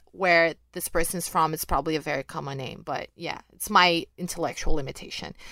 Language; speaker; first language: English; non-native, fluent; Portuguese